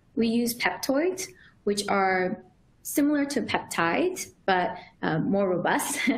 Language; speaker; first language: English; native; English